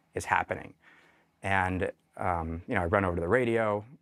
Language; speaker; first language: English; native; English